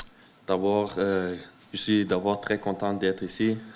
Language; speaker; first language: French; early bilingual, heritage; French